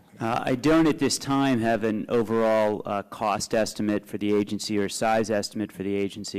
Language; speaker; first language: English; native; English